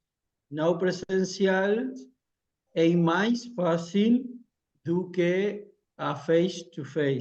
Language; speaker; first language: Portuguese; non-native, learner; Spanish